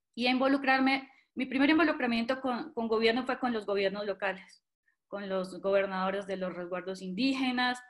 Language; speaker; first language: Spanish; native; Spanish